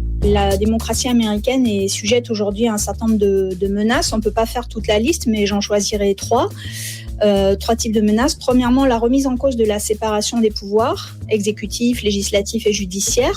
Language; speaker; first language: French; native; French